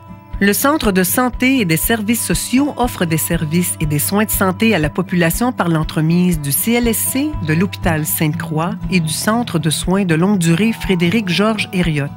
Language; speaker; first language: French; native; French